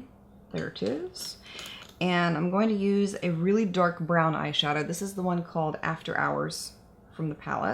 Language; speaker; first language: English; native; English